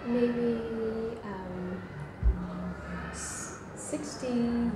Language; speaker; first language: English; non-native, learner; Vietnamese